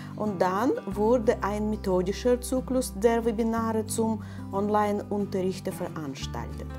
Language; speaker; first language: German; non-native, fluent; Russian